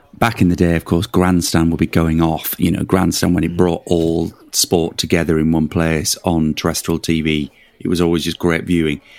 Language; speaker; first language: English; native; English